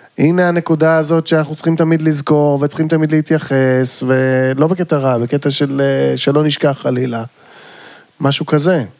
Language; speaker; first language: Hebrew; native; Hebrew